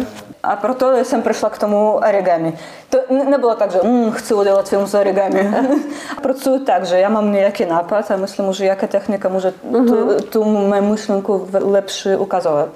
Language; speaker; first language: Czech; non-native, learner; Russian